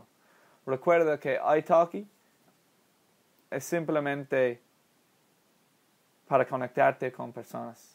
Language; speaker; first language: Spanish; non-native, fluent; English